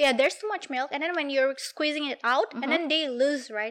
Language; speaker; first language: English; non-native, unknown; Indonesian